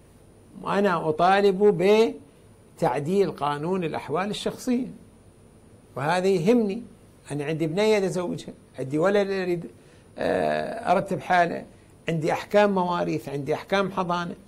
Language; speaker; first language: Arabic; native; Arabic